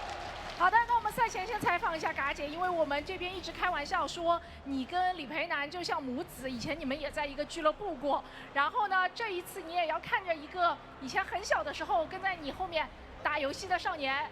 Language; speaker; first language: Chinese; native; Chinese